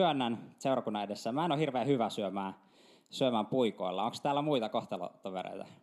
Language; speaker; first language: Finnish; native; Finnish